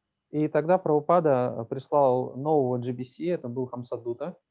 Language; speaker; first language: Russian; native; Russian